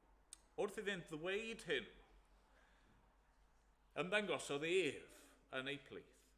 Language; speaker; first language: Welsh; native; Welsh